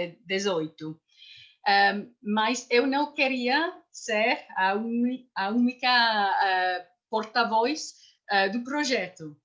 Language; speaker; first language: Portuguese; non-native, fluent; English